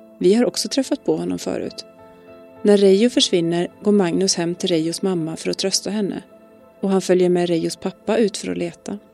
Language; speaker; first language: Swedish; native; Swedish